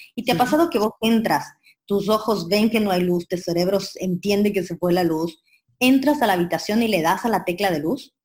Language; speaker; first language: Spanish; native; Spanish